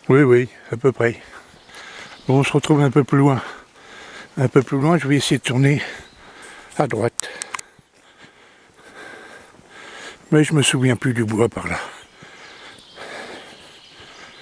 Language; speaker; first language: French; native; French